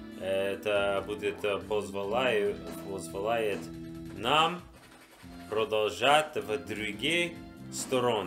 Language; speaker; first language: Russian; non-native, learner; English